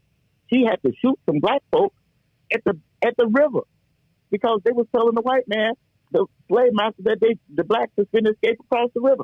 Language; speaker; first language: English; native; English